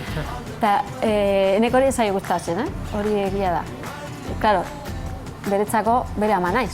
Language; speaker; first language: Basque; non-native, learner; Spanish